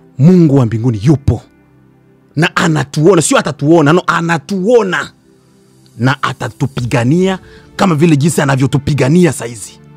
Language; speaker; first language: Swahili; native; Swahili